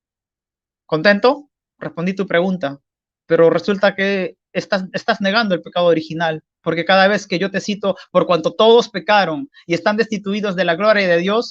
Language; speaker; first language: Spanish; native; Spanish